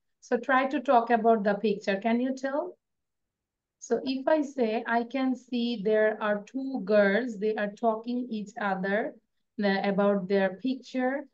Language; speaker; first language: English; non-native, local second language; Bangla